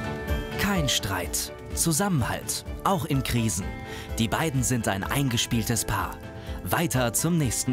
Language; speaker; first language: German; native; German